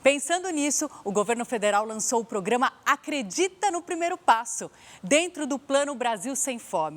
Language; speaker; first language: Portuguese; native; Portuguese